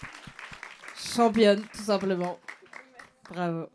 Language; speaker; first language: French; native; French